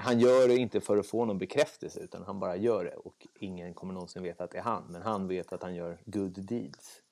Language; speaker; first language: Swedish; native; Swedish